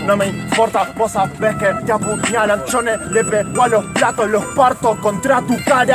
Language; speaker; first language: Spanish; native; Spanish